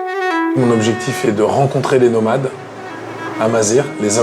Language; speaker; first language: French; native; French